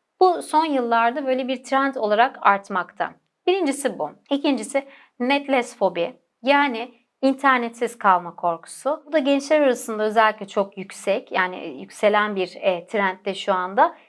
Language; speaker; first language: Turkish; native; Turkish